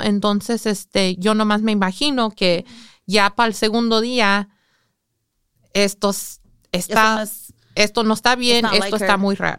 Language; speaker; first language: Spanish; early bilingual, heritage; English